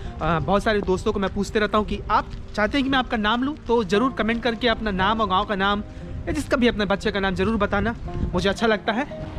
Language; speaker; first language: Hindi; native; Hindi